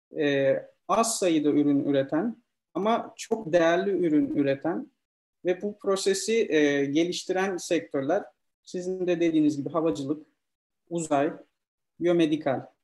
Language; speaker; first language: Turkish; native; Turkish